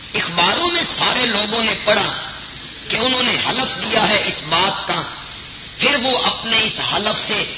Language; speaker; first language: Urdu; non-native, local second language; Punjabi